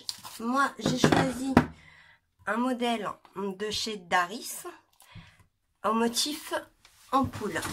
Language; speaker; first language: French; native; French